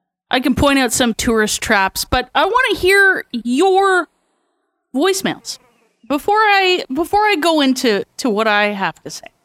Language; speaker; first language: English; native; English